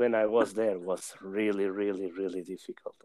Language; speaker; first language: English; non-native, learner; Portuguese